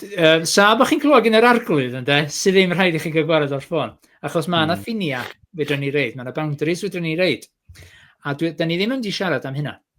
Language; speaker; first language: Welsh; native; Welsh